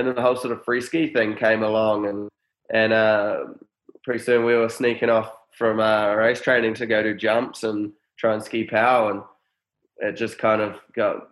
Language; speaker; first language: English; native; English